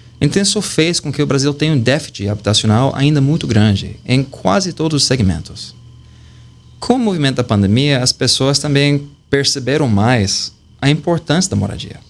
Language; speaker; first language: Portuguese; non-native, fluent; English